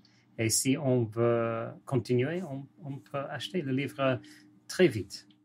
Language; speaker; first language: French; non-native, learner; English